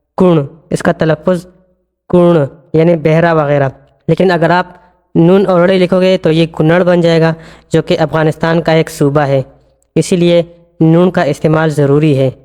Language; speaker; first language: Urdu; non-native, local second language; Pashto